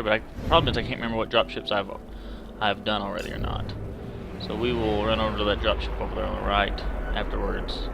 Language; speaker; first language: English; native; English